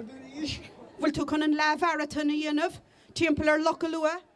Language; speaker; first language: Irish; native; Irish